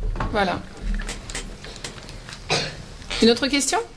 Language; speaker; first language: French; native; French